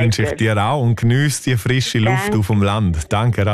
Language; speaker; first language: German; native; German